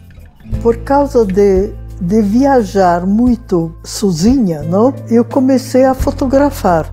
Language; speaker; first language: Portuguese; non-native, fluent; Hungarian